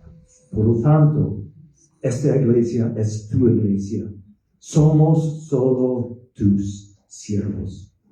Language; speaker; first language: Spanish; non-native, fluent; English